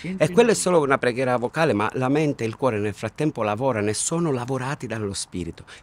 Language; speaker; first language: Italian; native; Italian